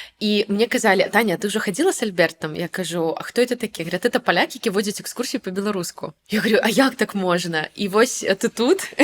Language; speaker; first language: Belarusian; non-native, local second language; Russian